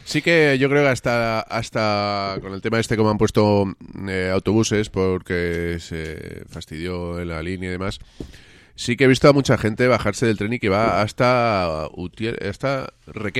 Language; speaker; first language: Spanish; native; Spanish